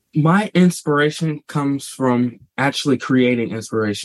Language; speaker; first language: English; native; English